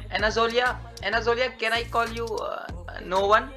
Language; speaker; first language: English; non-native, local second language; Hindi